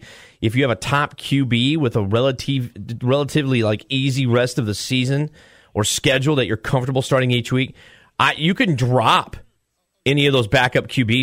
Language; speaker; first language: English; native; English